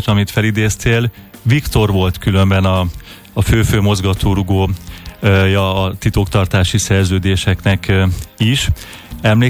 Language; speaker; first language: Hungarian; native; Hungarian